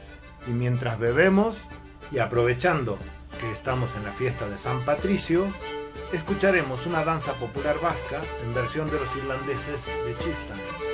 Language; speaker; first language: Spanish; native; Spanish